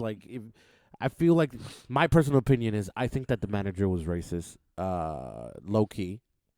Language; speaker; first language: English; native; English